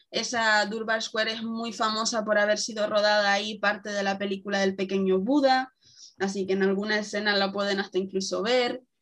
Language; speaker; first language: Spanish; native; Spanish